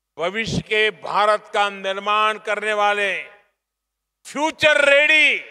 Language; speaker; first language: Hindi; non-native, local second language; Gujarati